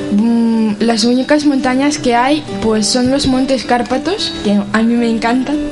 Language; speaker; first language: Spanish; non-native, learner; Ukrainian